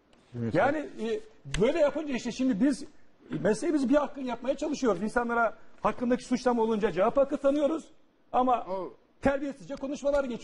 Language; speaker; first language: Turkish; native; Turkish